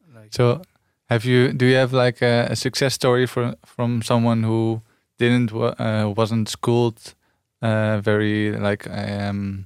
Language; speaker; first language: English; non-native, fluent; Dutch